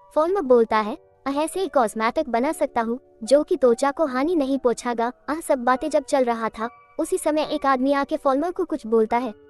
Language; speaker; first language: Hindi; non-native, local second language; Bangla